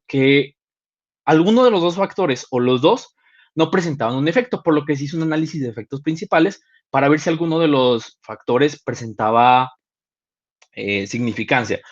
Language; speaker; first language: Spanish; native; Spanish